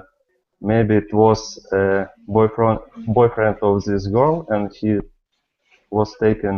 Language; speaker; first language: English; non-native, learner; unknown